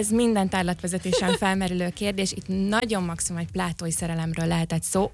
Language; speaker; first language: Hungarian; native; Hungarian